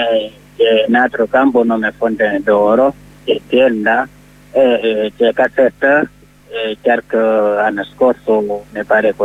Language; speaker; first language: Italian; non-native, learner; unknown